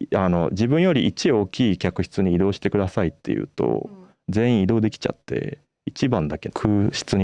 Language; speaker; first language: Japanese; native; Japanese